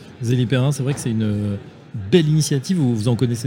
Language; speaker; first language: French; native; French